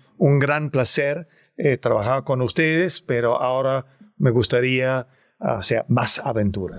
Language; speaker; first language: Spanish; non-native, fluent; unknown